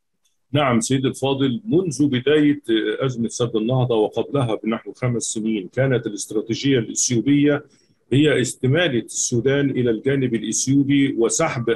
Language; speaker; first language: Arabic; native; Arabic